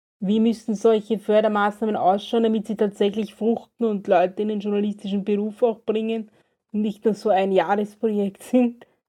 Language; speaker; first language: German; native; German